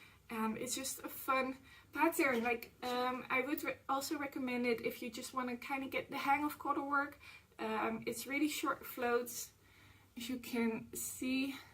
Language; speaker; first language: English; non-native, fluent; Dutch